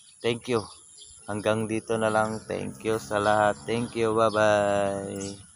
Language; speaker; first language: Filipino; non-native, local second language; Cebuano